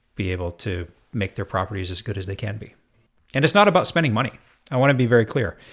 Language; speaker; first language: English; native; English